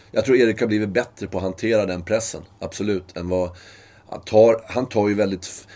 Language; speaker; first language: Swedish; native; Swedish